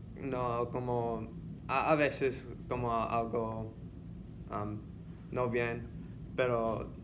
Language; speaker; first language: Spanish; non-native, learner; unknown